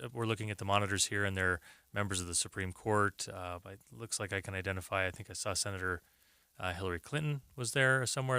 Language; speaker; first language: English; native; English